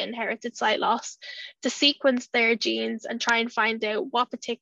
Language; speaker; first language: English; native; English